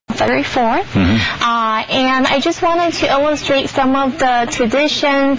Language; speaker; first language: English; early bilingual, other home language; Chinese